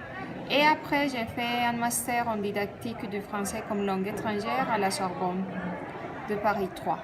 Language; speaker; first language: French; non-native, fluent; Spanish